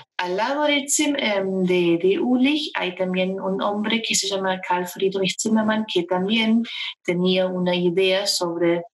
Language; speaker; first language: Spanish; non-native, fluent; German